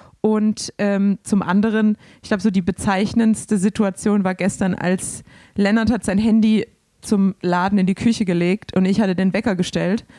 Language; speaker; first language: German; native; German